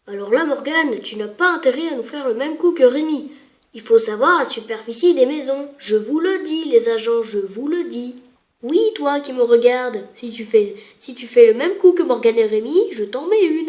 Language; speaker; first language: French; native; French